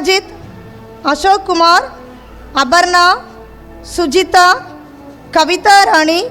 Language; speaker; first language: Tamil; native; Tamil